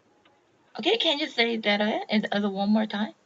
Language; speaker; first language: English; non-native, learner; Korean